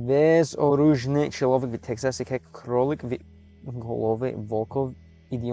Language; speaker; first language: Russian; non-native, learner; English